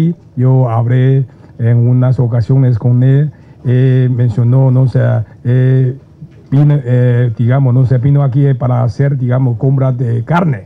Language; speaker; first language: Spanish; non-native, learner; Chinese